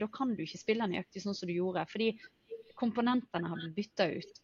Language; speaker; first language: Norwegian; native; Norwegian